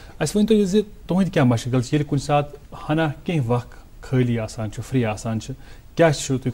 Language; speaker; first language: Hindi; non-native, local second language; Kashmiri